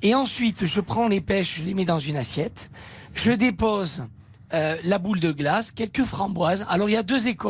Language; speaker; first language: French; native; French